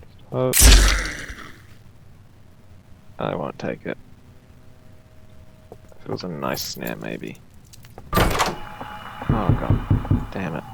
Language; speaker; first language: English; native; English